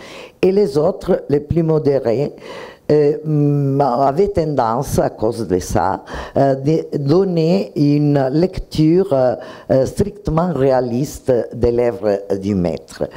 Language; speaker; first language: French; non-native, fluent; Italian